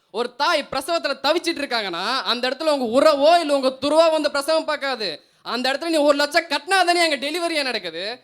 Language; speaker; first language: Tamil; native; Tamil